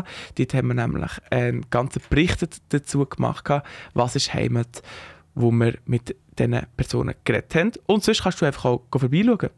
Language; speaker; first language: German; native; German